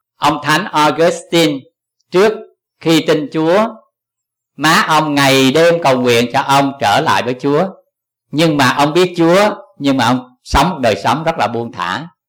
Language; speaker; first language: Vietnamese; native; Vietnamese